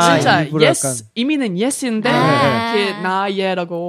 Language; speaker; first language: Korean; non-native, learner; English